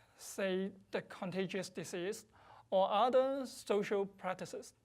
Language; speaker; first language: English; non-native, fluent; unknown